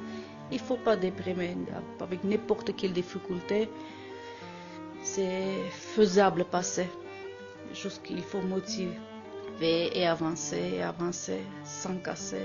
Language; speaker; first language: French; non-native, learner; Armenian